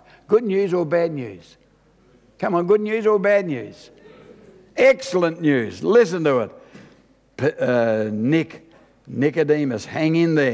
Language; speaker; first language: English; native; English